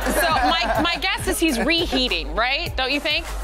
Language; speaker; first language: English; native; English